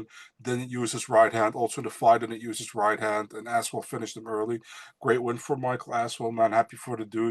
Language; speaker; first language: English; non-native, fluent; Dutch